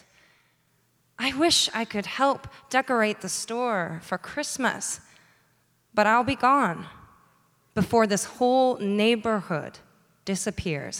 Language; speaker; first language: English; native; English